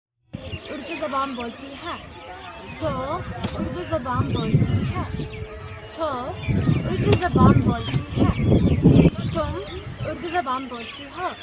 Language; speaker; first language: Hindi; non-native, learner; Arabic